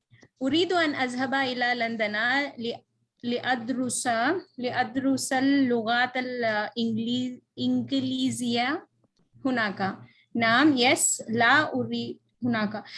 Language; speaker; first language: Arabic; non-native, learner; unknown